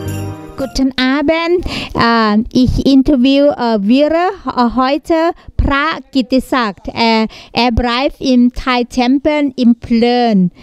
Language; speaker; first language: German; non-native, learner; Thai